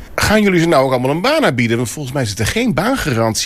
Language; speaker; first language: Dutch; native; Dutch